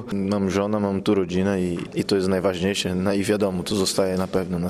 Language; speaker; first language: Polish; non-native, fluent; Portuguese